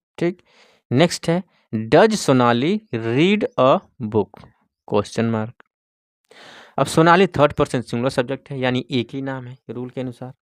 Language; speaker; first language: Hindi; native; Hindi